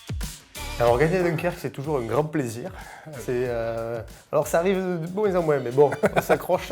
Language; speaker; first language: French; native; French